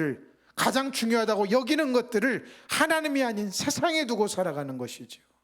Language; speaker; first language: Korean; native; Korean